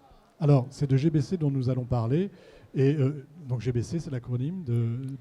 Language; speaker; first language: French; native; French